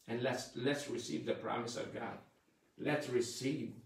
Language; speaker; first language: English; non-native, local second language; Filipino